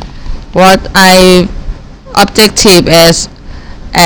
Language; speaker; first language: English; non-native, learner; Thai